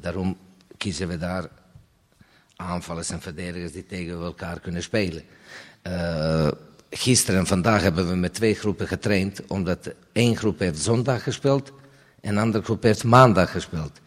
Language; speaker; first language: Dutch; non-native, fluent; Serbian